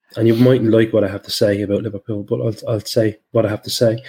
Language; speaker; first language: English; native; English